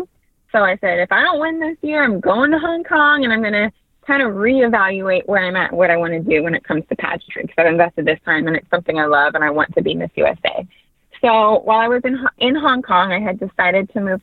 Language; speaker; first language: English; native; English